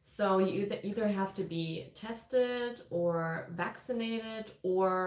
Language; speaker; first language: English; non-native, fluent; German